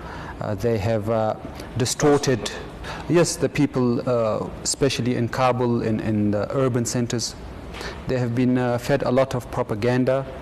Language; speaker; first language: English; non-native, fluent; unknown